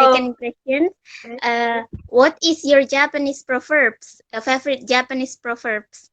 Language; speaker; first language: English; non-native, fluent; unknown